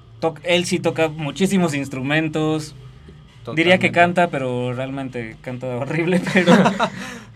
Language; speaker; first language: Spanish; native; Spanish